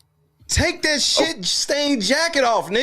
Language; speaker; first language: English; native; English